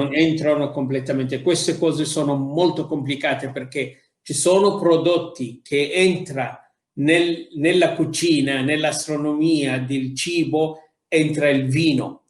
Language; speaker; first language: Italian; non-native, fluent; Arabic